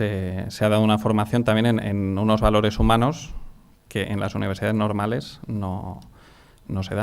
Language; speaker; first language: Spanish; native; Spanish